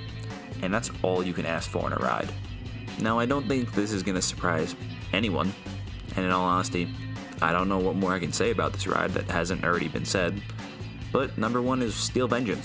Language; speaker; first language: English; native; English